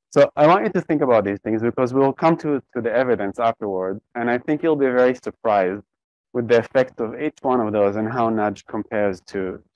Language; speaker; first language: English; non-native, fluent; Hebrew